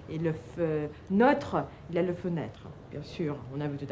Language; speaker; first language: French; non-native, fluent; Russian